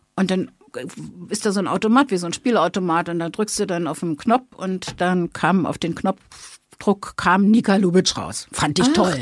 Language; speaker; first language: German; native; German